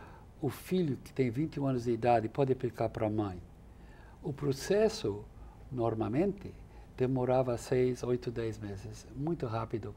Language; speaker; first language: Portuguese; non-native, fluent; English